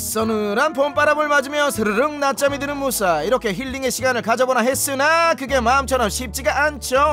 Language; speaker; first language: Korean; native; Korean